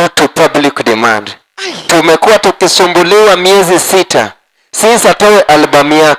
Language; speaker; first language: Swahili; non-native, local second language; Luo (Kenya and Tanzania)